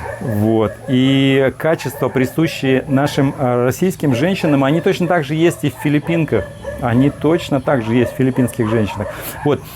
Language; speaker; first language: Russian; native; Russian